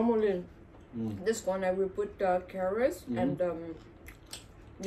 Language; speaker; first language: English; non-native, learner; Vietnamese